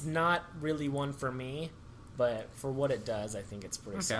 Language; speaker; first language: English; native; English